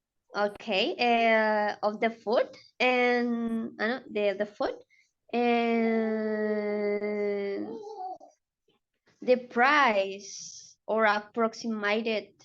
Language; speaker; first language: English; non-native, learner; Spanish